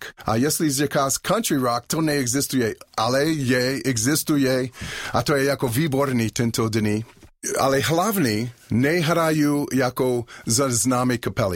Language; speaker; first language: Czech; non-native, learner; English